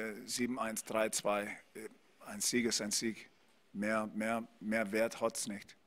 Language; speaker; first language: German; non-native, fluent; English